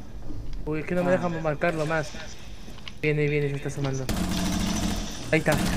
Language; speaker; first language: Spanish; native; Spanish